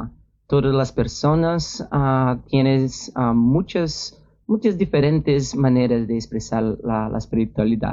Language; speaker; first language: Spanish; non-native, learner; Portuguese